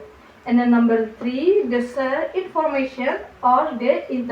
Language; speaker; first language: English; non-native, learner; Indonesian